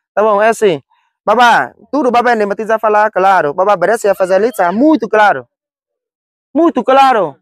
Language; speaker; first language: Portuguese; non-native, learner; Vietnamese